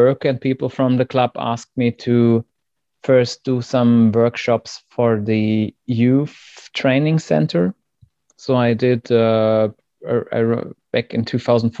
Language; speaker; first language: English; non-native, fluent; German